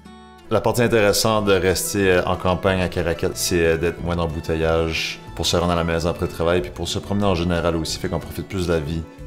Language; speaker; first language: French; native; French